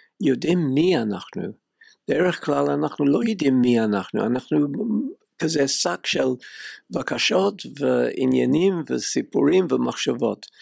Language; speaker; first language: Hebrew; non-native, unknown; English